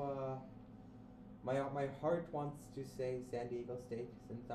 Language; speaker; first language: English; native; English